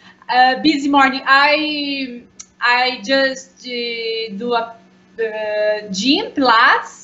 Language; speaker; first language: English; non-native, learner; Portuguese